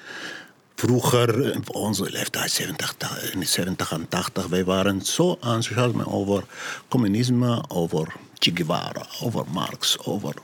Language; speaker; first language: Dutch; non-native, learner; Arabic